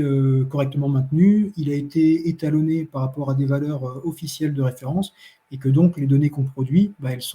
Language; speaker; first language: French; native; French